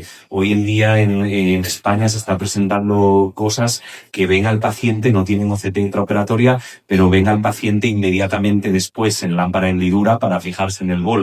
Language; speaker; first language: Spanish; native; Spanish